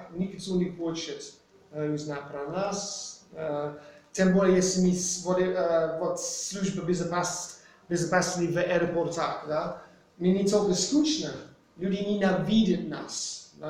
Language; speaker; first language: Russian; non-native, fluent; English